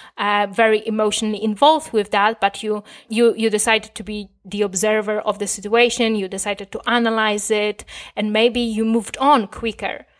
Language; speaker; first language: English; non-native, fluent; Polish